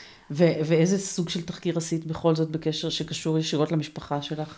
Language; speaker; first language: Hebrew; native; Hebrew